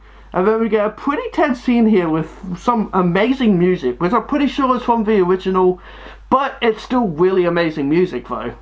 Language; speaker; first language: English; native; English